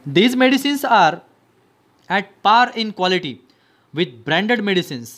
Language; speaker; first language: English; non-native, local second language; Marathi